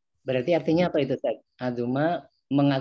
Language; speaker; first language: Indonesian; native; Indonesian